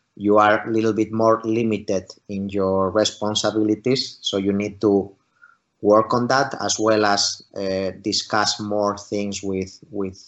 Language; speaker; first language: English; non-native, fluent; Spanish